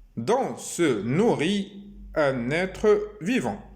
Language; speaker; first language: French; non-native, local second language; Arabic